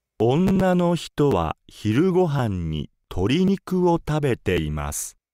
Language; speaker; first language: Japanese; native; Japanese